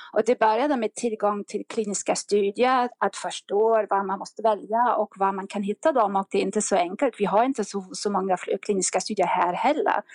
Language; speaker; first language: Swedish; non-native, fluent; German